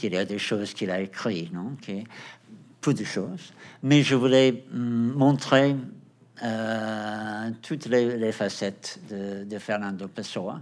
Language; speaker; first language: French; non-native, fluent; Portuguese